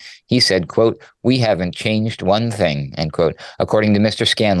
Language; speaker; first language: English; native; English